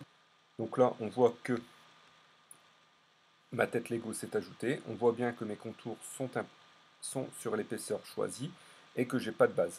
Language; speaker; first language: French; native; French